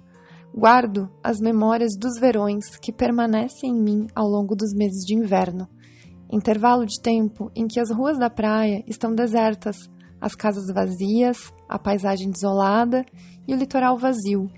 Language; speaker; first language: Portuguese; native; Portuguese